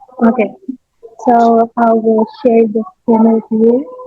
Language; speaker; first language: English; non-native, learner; Indonesian